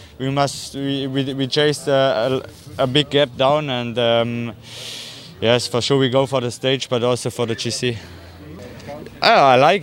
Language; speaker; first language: English; non-native, fluent; German